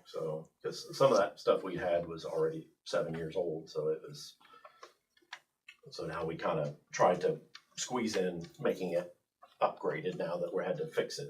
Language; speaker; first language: English; native; English